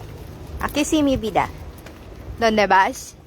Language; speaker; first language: Spanish; non-native, learner; Filipino